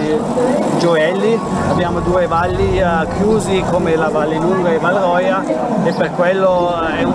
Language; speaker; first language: Italian; non-native, local second language; German